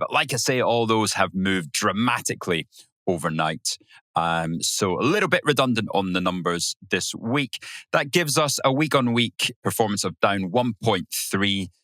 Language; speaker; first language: English; native; English